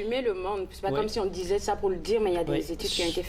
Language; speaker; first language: French; native; French